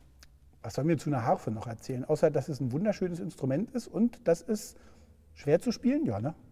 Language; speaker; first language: German; native; German